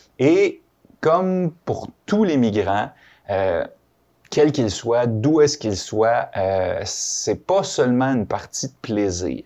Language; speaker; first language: French; native; French